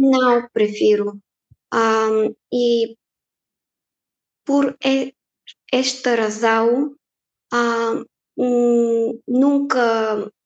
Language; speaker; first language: Portuguese; non-native, fluent; Bulgarian